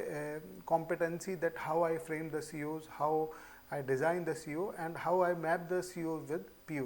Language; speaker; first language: English; non-native, local second language; Hindi